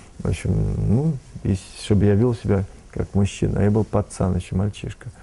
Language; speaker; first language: Russian; native; Russian